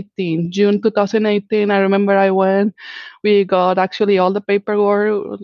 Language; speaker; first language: English; non-native, fluent; Spanish